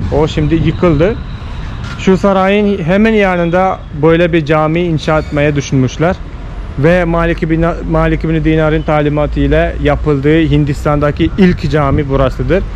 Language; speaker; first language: Turkish; non-native, fluent; Malayalam